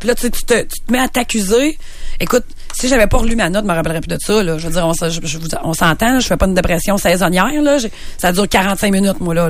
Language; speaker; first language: French; native; French